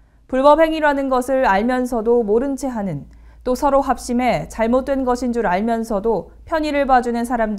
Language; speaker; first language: Korean; native; Korean